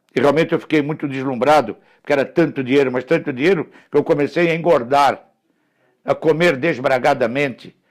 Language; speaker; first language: Portuguese; early bilingual, other home language; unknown